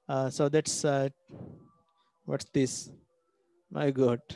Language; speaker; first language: English; non-native, local second language; Sinhala